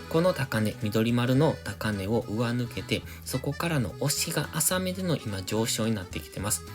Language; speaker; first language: Japanese; native; Japanese